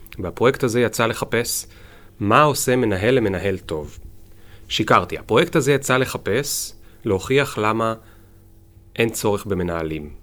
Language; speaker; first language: Hebrew; native; Hebrew